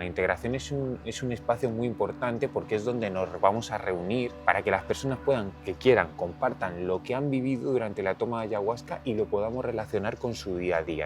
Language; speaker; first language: Spanish; native; Spanish